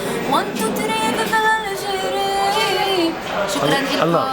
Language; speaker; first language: Arabic; native; Arabic